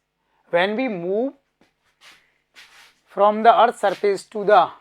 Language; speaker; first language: English; non-native, local second language; Hindi